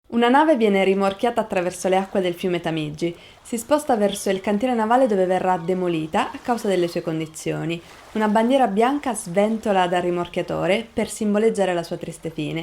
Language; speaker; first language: Italian; native; Italian